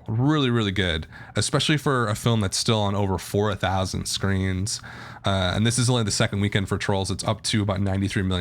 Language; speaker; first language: English; native; English